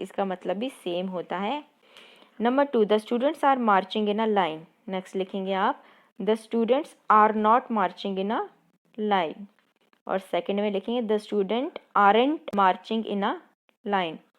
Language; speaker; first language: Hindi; non-native, local second language; Punjabi